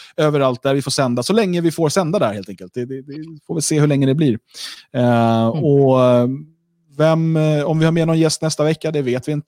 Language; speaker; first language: Swedish; native; Swedish